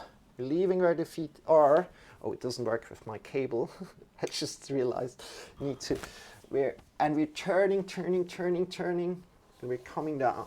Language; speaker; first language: English; non-native, fluent; German